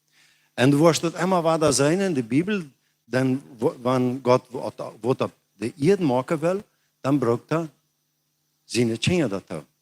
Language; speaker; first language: German; non-native, learner; Plautdietsch